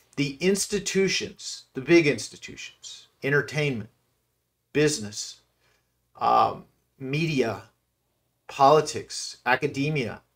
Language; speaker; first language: English; native; English